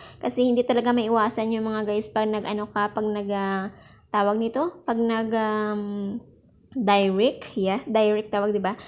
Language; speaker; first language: Filipino; non-native, local second language; Hiligaynon